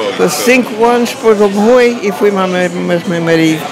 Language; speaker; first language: Portuguese; early bilingual, heritage; English